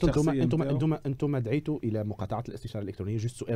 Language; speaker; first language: Arabic; native; Arabic